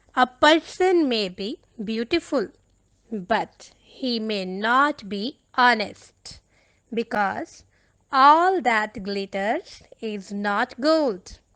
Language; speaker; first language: English; non-native, local second language; Punjabi